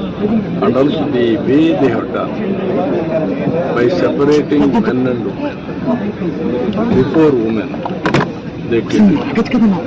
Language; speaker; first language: English; non-native, local second language; Telugu